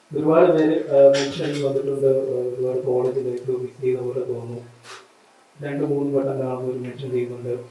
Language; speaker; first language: Malayalam; native; Malayalam